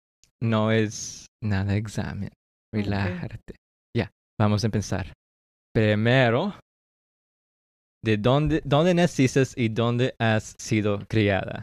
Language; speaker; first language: Spanish; early bilingual, heritage; English